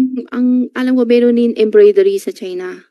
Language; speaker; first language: Filipino; non-native, learner; Chinese